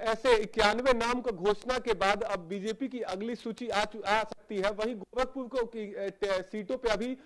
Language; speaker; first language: Hindi; native; Hindi